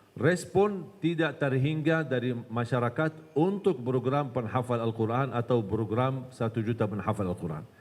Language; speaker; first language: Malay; non-native, fluent; Arabic